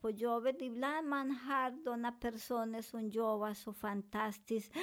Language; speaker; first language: Swedish; non-native, learner; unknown